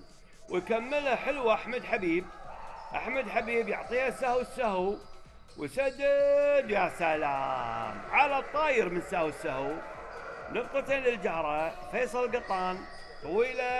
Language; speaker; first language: Arabic; native; Arabic